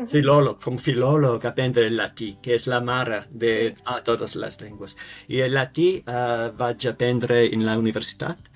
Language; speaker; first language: Spanish; non-native, fluent; English